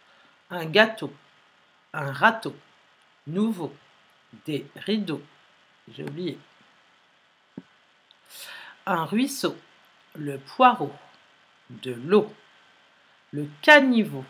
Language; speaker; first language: French; native; French